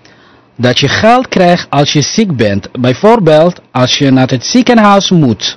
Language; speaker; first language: Dutch; non-native, fluent; Somali